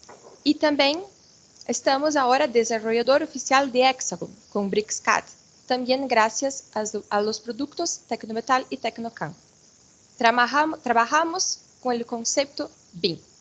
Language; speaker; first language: Spanish; non-native, fluent; Portuguese